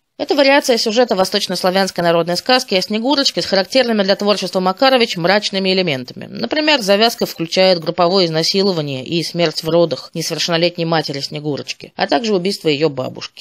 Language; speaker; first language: Russian; native; Russian